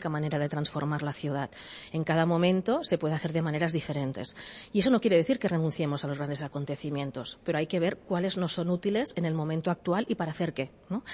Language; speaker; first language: Spanish; native; Spanish